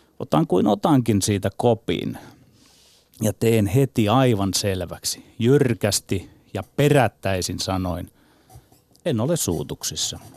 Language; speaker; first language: Finnish; native; Finnish